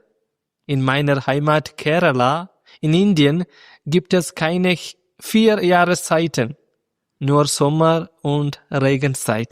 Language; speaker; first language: German; non-native, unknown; Malayalam